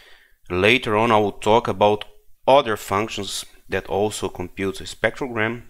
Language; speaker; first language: English; non-native, fluent; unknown